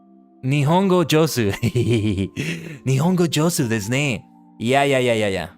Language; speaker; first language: Japanese; non-native, learner; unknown